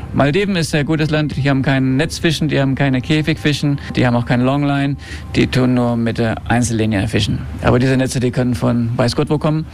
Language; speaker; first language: German; non-native, fluent; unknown